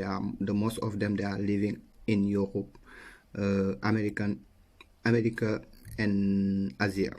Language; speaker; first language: English; non-native, learner; Wolof